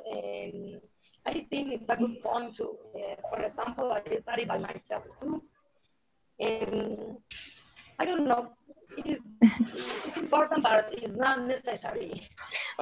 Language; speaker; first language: English; non-native, learner; Spanish